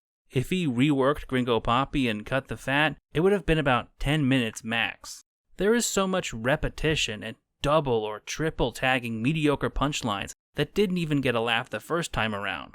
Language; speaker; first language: English; native; English